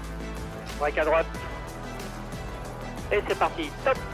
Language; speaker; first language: French; native; French